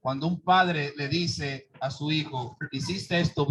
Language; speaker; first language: Spanish; native; Spanish